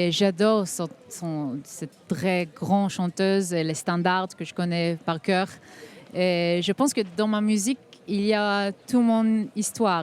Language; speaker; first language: French; non-native, fluent; Hebrew